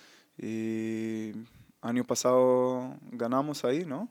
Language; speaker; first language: Spanish; non-native, learner; Hebrew